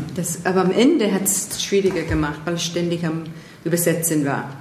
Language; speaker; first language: German; non-native, fluent; English